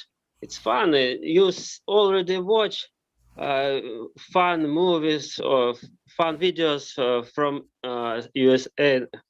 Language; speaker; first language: English; non-native, learner; Russian